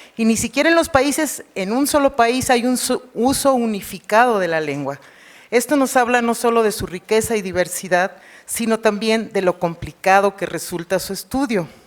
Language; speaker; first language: Spanish; native; Spanish